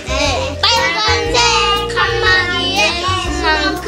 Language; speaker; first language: Korean; native; Korean